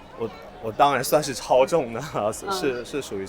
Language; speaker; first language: Chinese; native; Chinese